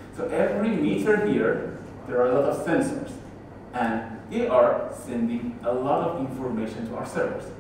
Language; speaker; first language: English; non-native, fluent; Persian